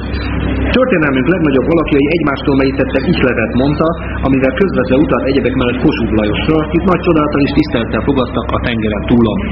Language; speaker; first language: Hungarian; native; Hungarian